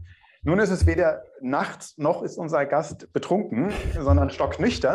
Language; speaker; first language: German; native; German